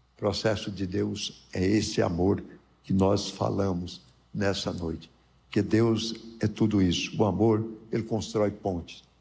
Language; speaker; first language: Portuguese; native; Portuguese